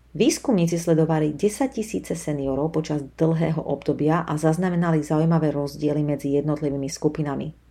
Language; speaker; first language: Slovak; native; Slovak